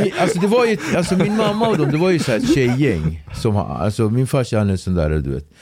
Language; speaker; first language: Swedish; early bilingual, other home language; Kabuverdianu